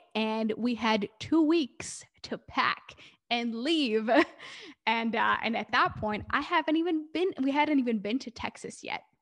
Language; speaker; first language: English; early bilingual, other home language; Hebrew